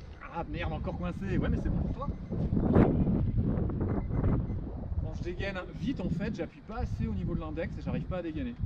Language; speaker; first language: French; native; French